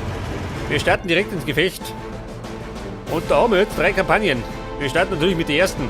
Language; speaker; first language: German; native; German